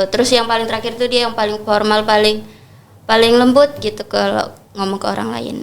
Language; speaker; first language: Indonesian; non-native, local second language; Javanese